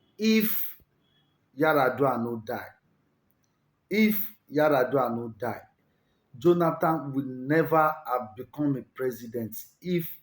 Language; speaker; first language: Nigerian Pidgin; non-native, local second language; Yoruba